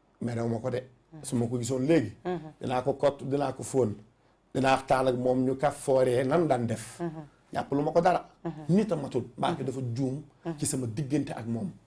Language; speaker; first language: Wolof; native; Wolof